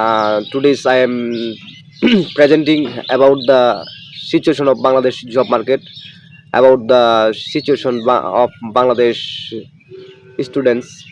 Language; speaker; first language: English; non-native, local second language; Bangla